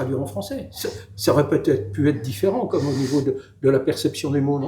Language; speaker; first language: French; native; French